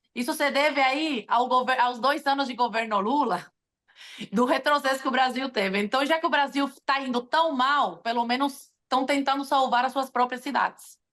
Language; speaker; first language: Portuguese; non-native, fluent; Spanish